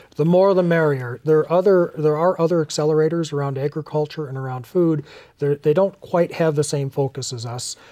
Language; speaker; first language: English; native; English